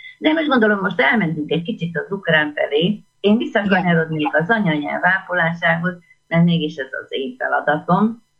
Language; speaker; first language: Hungarian; native; Hungarian